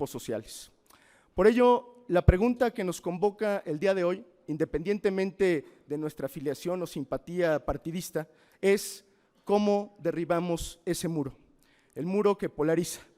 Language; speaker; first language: Spanish; native; Spanish